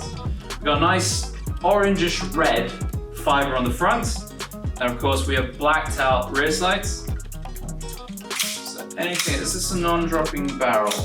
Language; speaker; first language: English; native; English